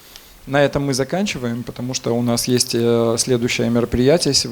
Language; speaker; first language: Russian; native; Russian